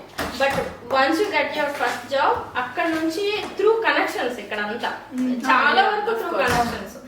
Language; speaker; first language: Telugu; native; Telugu